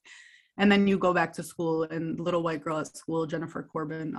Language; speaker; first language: English; native; English